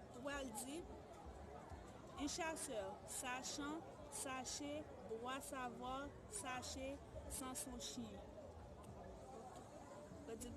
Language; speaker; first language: French; non-native, local second language; Haitian Creole